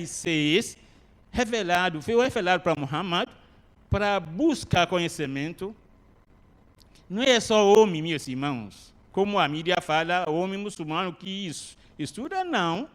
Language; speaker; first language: Portuguese; non-native, learner; Arabic